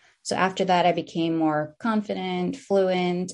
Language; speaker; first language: English; early bilingual, other home language; Filipino